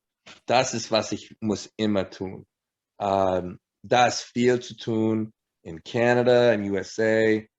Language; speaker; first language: German; non-native, learner; English